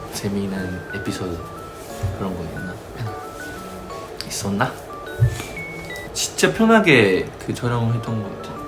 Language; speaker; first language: Korean; non-native, fluent; Chinese